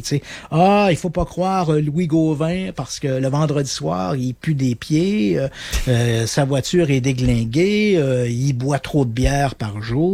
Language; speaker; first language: French; native; French